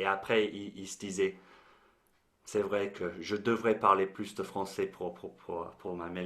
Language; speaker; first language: French; non-native, fluent; English